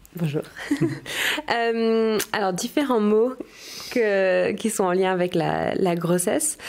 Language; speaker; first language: French; non-native, fluent; English